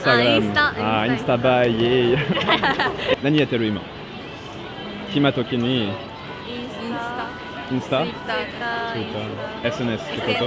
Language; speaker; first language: Japanese; non-native, fluent; French